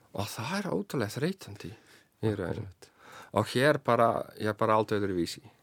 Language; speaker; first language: Icelandic; non-native, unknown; Dutch